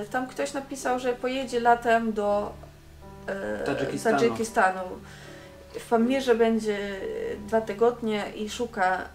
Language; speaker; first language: Polish; non-native, fluent; Dutch